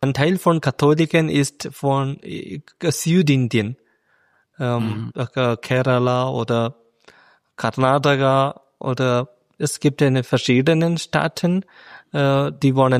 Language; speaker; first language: German; non-native, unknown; Malayalam